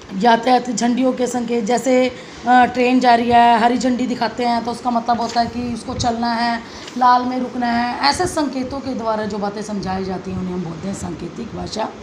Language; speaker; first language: Hindi; native; Hindi